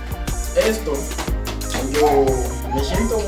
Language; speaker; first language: Spanish; non-native, learner; Haitian Creole